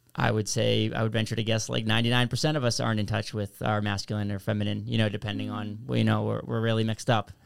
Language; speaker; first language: English; native; English